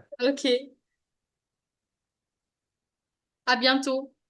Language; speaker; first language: French; non-native, learner; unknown